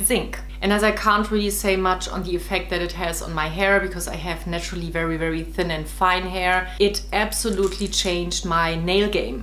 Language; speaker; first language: English; non-native, fluent; German